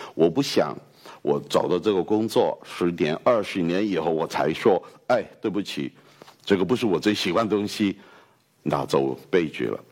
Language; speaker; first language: Chinese; non-native, fluent; Cantonese